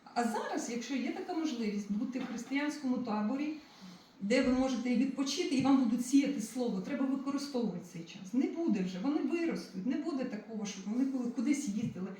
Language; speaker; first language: Ukrainian; non-native, local second language; Russian